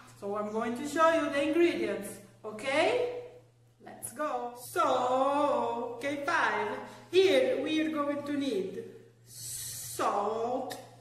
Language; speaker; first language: English; non-native, fluent; Portuguese